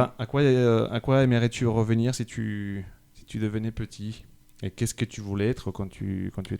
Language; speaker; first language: French; native; French